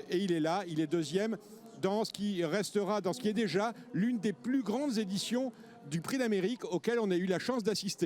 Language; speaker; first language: French; native; French